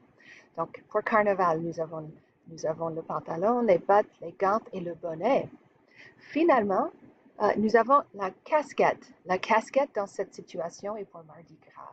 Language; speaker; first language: French; non-native, fluent; English